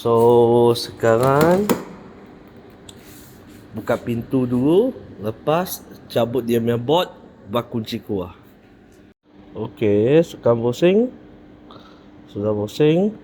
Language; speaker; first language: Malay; non-native, local second language; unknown